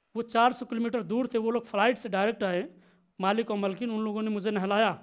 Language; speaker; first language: Hindi; native; Hindi